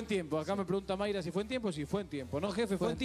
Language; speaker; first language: Spanish; native; Spanish